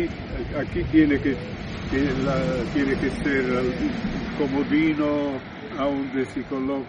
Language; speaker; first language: Spanish; non-native, learner; Italian